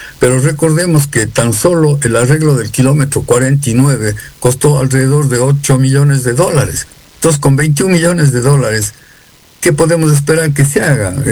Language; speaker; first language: Spanish; native; Spanish